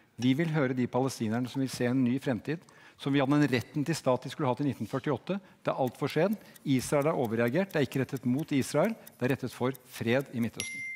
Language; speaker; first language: Norwegian; native; Norwegian